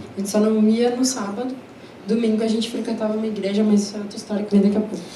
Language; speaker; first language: Portuguese; early bilingual, other home language; Spanish